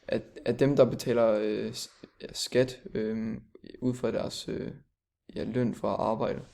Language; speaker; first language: Danish; native; Danish